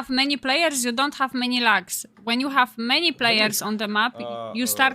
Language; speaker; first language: English; non-native, learner; Polish